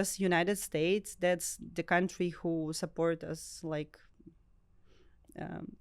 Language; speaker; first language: English; non-native, learner; Ukrainian